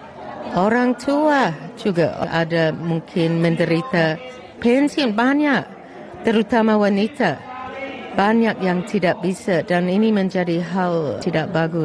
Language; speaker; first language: Indonesian; non-native, fluent; English